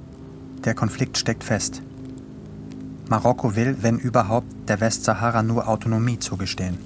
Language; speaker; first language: German; native; German